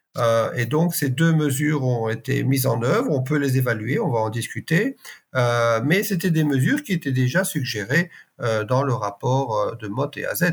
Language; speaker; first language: French; native; French